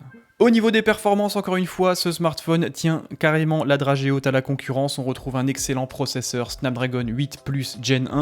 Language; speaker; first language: French; native; French